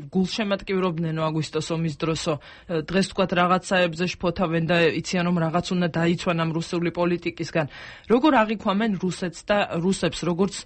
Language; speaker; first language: Georgian; native; Georgian